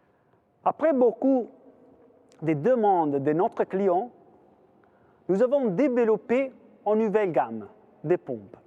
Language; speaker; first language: French; non-native, fluent; Italian